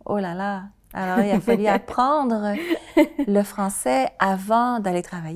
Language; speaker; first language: French; native; French